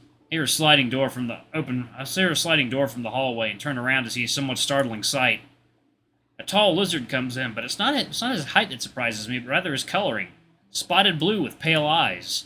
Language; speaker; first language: English; native; English